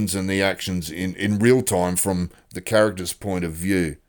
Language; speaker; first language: English; native; English